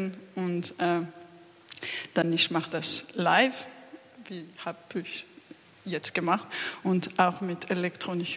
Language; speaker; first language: German; non-native, fluent; French